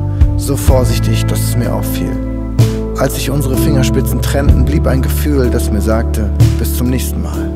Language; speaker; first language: German; native; German